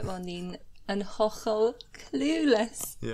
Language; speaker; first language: Welsh; non-native, learner; English